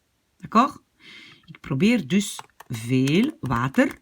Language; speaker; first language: Dutch; non-native, fluent; French